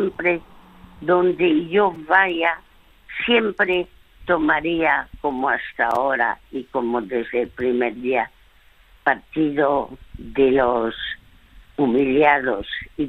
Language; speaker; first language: Spanish; early bilingual, other home language; French